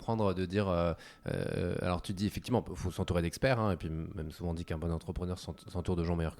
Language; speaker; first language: French; native; French